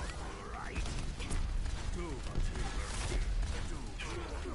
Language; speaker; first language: English; native; English